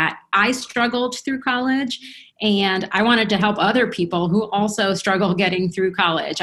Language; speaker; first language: English; early bilingual, other home language; Spanish